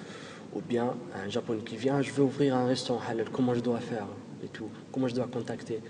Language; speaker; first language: French; non-native, local second language; Arabic